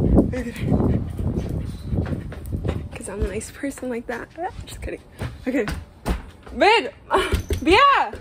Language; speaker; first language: English; early bilingual, other home language; Spanish